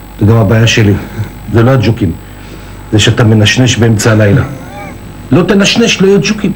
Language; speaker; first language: Hebrew; native; Hebrew